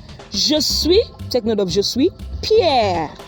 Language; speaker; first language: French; non-native, fluent; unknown